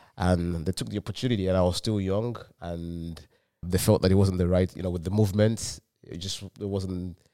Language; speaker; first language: English; non-native, local second language; Yoruba